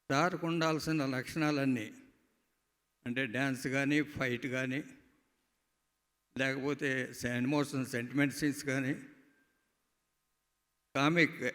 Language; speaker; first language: Telugu; native; Telugu